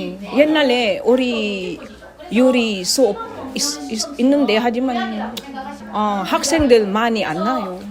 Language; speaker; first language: Korean; non-native, learner; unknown